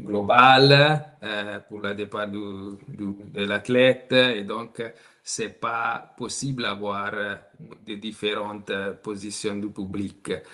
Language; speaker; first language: French; non-native, learner; Italian